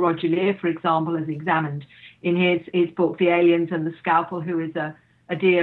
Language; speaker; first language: English; native; English